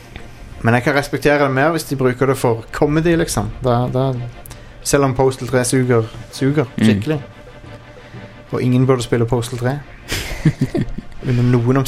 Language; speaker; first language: Norwegian; native; Norwegian